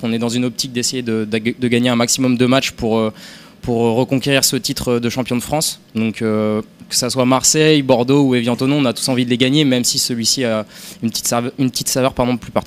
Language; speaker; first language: French; native; French